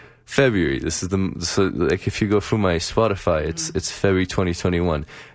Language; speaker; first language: English; non-native, fluent; Persian